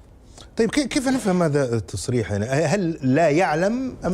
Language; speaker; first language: Arabic; native; Arabic